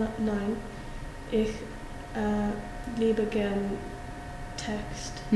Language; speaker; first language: German; non-native, learner; English